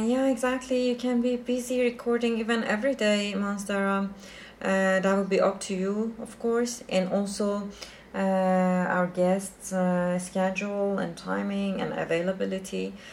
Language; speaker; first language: English; non-native, fluent; Persian